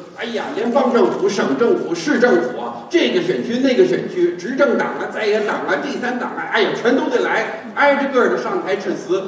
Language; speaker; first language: Chinese; non-native, fluent; English